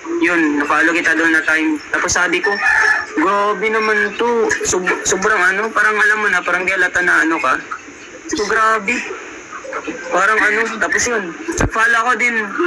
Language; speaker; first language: Filipino; non-native, local second language; Hiligaynon